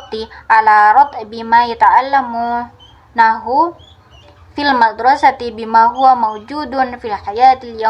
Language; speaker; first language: Arabic; non-native, fluent; Indonesian